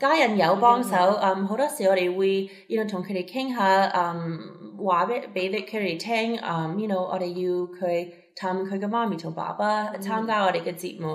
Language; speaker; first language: Cantonese; early bilingual, heritage; Cantonese